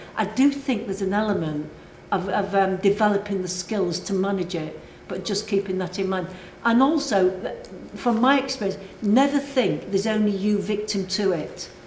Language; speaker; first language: English; native; English